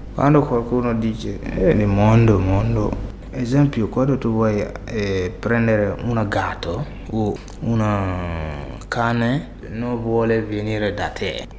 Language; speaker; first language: Italian; non-native, fluent; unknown